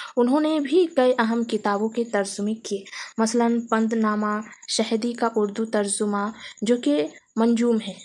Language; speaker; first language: Urdu; native; Urdu